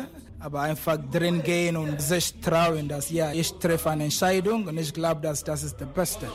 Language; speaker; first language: German; non-native, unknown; Akan